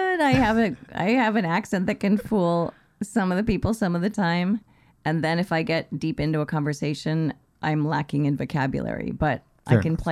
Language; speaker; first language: English; native; English